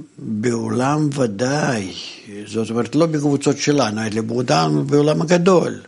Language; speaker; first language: Hebrew; non-native, fluent; Russian